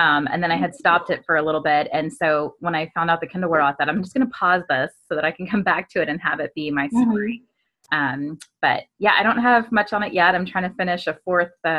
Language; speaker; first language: English; native; English